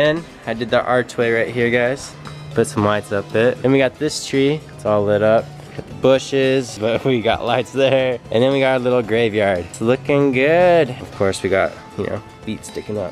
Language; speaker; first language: English; native; English